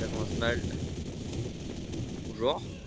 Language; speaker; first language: French; native; French